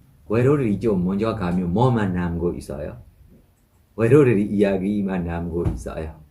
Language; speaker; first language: Korean; non-native, fluent; Burmese